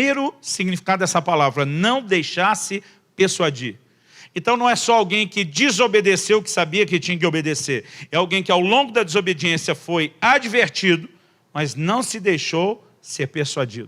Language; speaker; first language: Portuguese; native; Portuguese